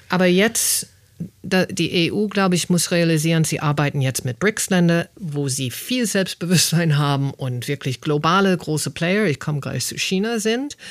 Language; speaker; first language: German; non-native, fluent; English